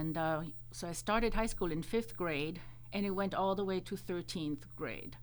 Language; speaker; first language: English; non-native, fluent; German